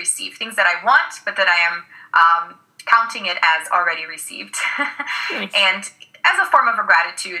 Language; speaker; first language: English; non-native, fluent; Portuguese